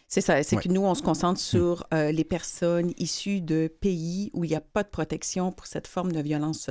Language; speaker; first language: French; native; French